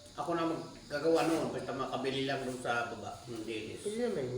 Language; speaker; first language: Filipino; native; Filipino